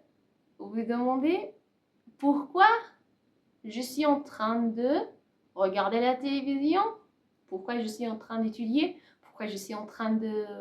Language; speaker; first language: French; non-native, learner; Persian